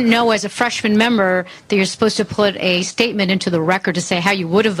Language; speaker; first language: English; native; English